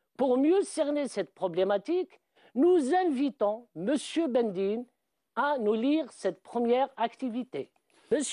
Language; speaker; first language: French; non-native, local second language; Arabic